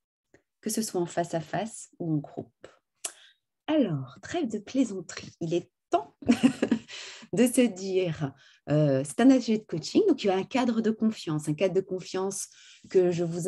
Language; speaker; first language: French; native; French